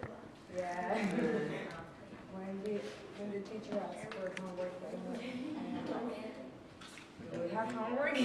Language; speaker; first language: English; non-native, learner; Spanish